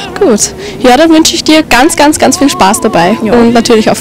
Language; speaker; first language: German; native; German